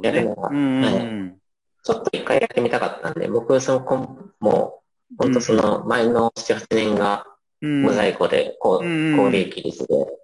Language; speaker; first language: Japanese; native; Japanese